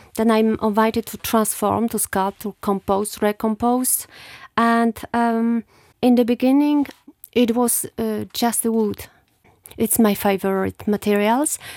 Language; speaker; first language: English; non-native, fluent; Polish